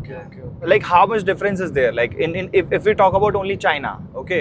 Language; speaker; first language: English; non-native, local second language; Hindi